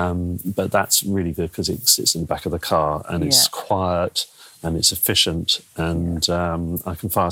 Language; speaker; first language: English; native; English